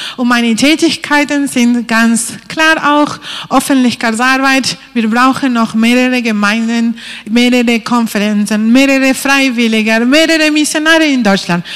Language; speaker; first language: German; non-native, fluent; Spanish